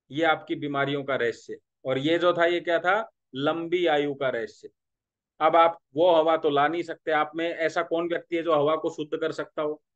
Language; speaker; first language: Hindi; non-native, local second language; Marathi